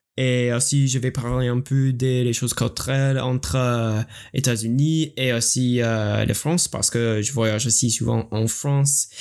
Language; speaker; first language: French; non-native, learner; English